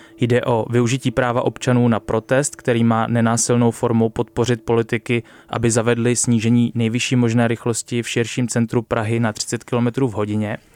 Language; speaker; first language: Czech; native; Czech